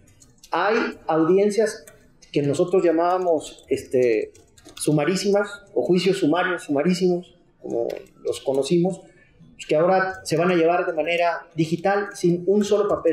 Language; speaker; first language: Spanish; native; Spanish